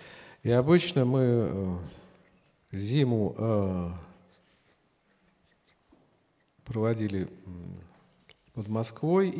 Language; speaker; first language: Russian; native; Russian